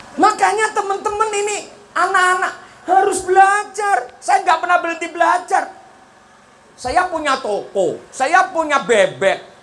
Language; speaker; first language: Indonesian; native; Indonesian